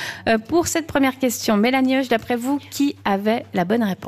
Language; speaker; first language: French; native; French